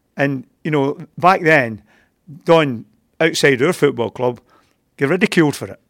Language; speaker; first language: English; native; English